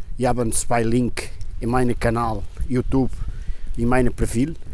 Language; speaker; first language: German; non-native, learner; Portuguese